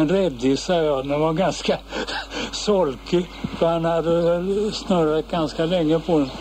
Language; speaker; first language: Swedish; native; Swedish